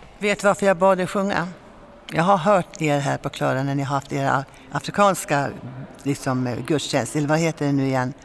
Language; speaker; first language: Swedish; native; Swedish